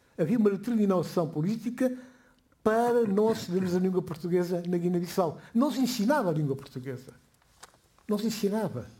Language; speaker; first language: Portuguese; non-native, local second language; Upper Guinea Crioulo